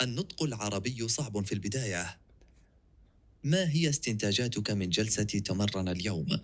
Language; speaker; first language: Arabic; non-native, learner; English